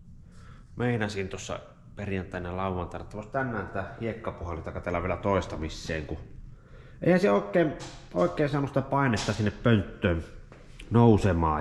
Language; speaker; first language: Finnish; native; Finnish